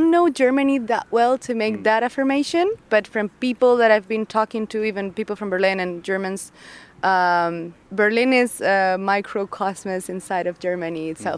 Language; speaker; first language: English; non-native, fluent; Spanish